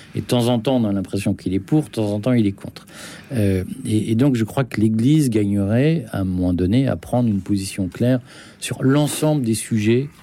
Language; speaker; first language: French; native; French